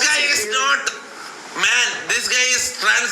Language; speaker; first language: English; non-native, local second language; Malayalam